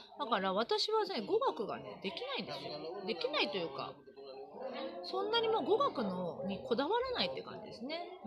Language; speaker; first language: Japanese; native; Japanese